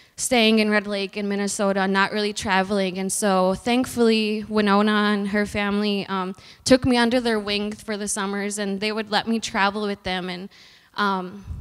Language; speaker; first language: English; native; English